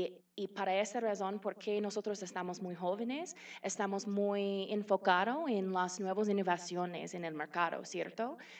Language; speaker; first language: Spanish; non-native, fluent; English